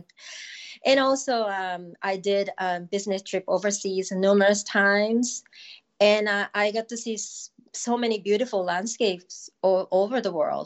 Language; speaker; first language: English; non-native, fluent; Japanese